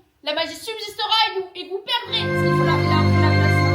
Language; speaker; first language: French; native; French